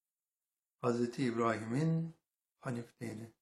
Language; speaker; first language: Turkish; native; Turkish